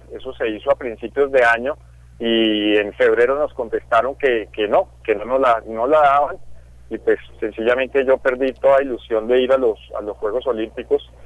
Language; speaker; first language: Spanish; native; Spanish